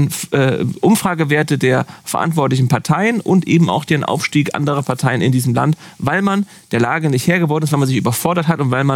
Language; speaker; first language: German; native; German